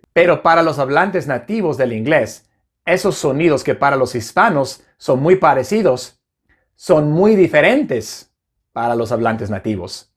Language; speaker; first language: Spanish; non-native, fluent; English